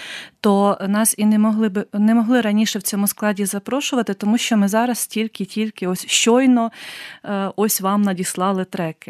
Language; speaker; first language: Ukrainian; native; Ukrainian